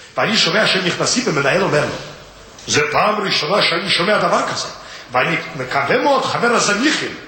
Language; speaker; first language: Hebrew; non-native, fluent; Russian